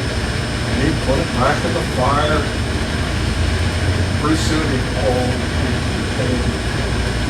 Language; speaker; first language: English; native; English